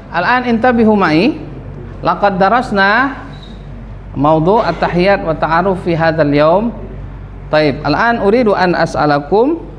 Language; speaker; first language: Arabic; non-native, learner; Indonesian